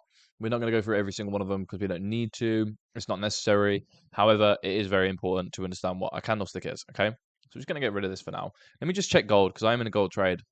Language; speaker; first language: English; native; English